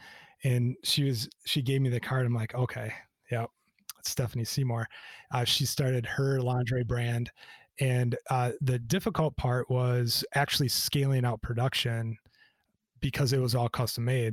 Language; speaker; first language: English; native; English